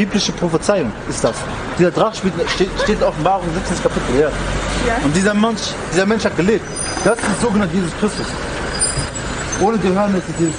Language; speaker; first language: German; non-native, fluent; English